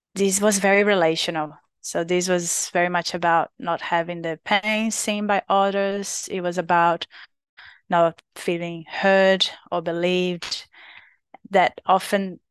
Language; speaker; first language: English; non-native, fluent; Portuguese